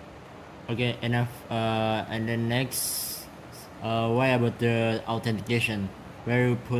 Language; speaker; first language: English; non-native, fluent; Indonesian